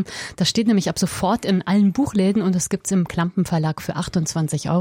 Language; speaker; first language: German; native; German